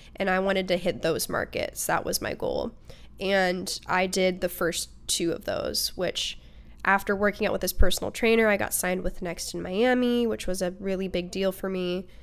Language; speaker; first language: English; native; English